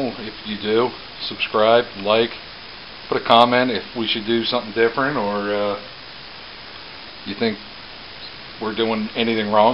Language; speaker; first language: English; native; English